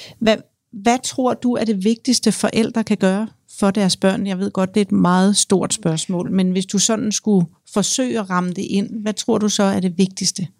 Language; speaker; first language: Danish; native; Danish